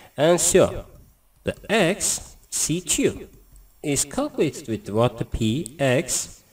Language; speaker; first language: English; non-native, learner; Turkish